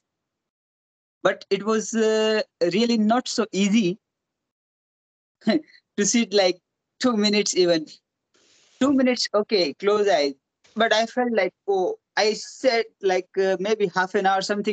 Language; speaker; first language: English; non-native, local second language; Hindi